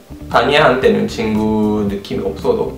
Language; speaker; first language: Korean; non-native, fluent; Japanese